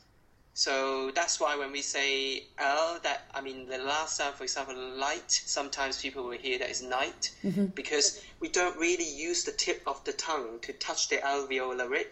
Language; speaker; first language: English; non-native, local second language; Cantonese